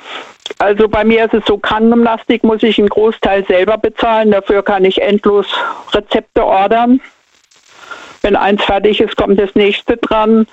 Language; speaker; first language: German; native; German